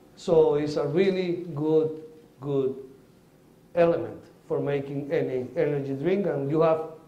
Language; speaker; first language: English; non-native, fluent; Spanish